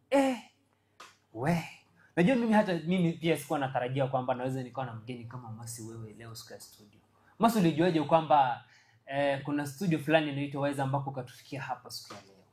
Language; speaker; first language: Swahili; non-native, local second language; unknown